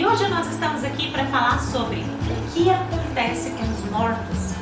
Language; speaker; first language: Portuguese; native; Portuguese